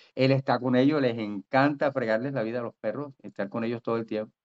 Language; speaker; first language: Spanish; native; Spanish